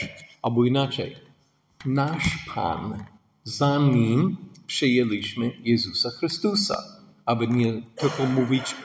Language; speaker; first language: Polish; non-native, fluent; English